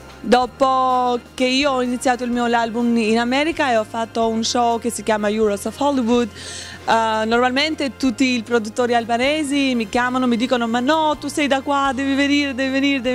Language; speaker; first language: Italian; non-native, learner; Albanian